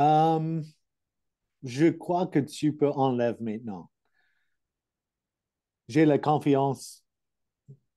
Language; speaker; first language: French; non-native, learner; English